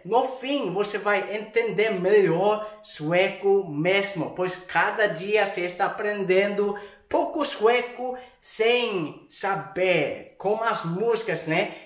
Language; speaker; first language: Portuguese; non-native, fluent; Swedish